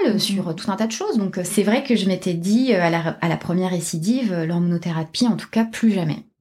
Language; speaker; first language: French; native; French